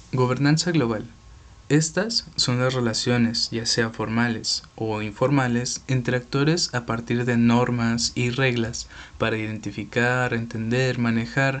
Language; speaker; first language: Spanish; native; Spanish